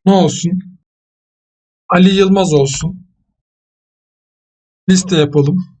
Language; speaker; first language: Turkish; native; Turkish